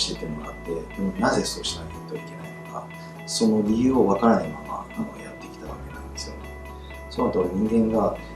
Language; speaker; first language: Japanese; non-native, fluent; Chinese